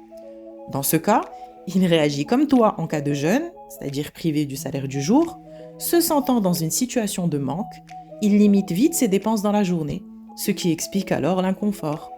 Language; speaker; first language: French; native; French